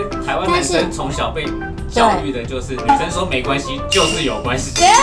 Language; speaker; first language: Chinese; native; Chinese